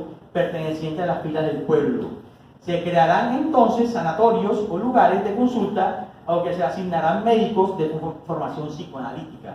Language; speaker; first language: Spanish; native; Spanish